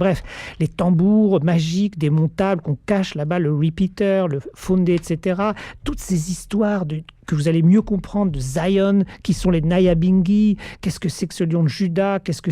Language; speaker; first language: French; native; French